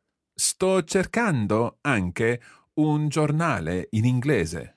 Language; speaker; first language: Italian; non-native, fluent; English